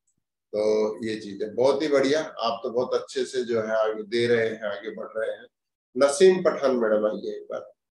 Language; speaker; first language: Hindi; native; Hindi